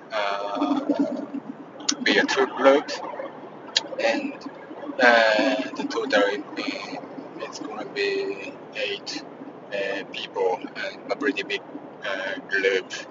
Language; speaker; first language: English; non-native, learner; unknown